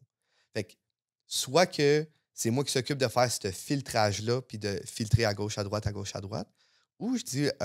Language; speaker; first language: French; native; French